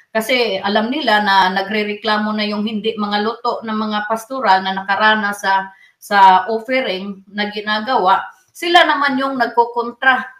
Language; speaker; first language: Filipino; non-native, local second language; Cebuano